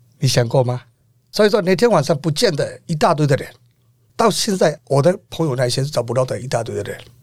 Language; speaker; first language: Chinese; non-native, fluent; Burmese